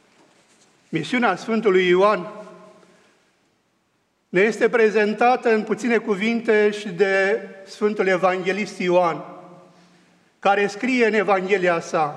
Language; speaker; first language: Romanian; native; Romanian